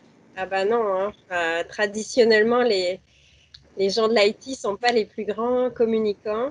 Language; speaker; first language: French; native; French